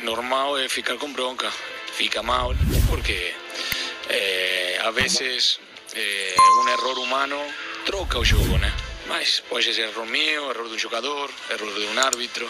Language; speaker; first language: Portuguese; non-native, fluent; Spanish